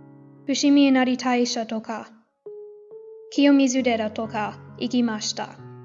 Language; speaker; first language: Japanese; non-native, learner; English